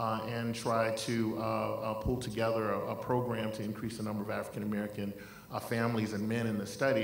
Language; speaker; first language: English; native; English